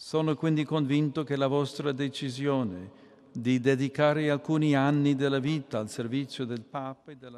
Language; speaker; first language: Italian; non-native, fluent; English